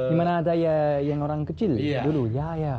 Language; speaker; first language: Indonesian; non-native, learner; English